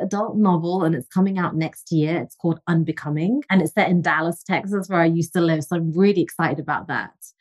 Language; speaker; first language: English; native; English